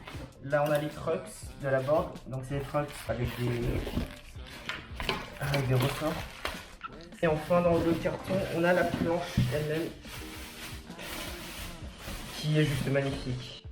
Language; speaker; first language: French; native; French